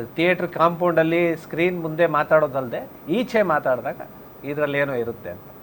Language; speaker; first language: Kannada; native; Kannada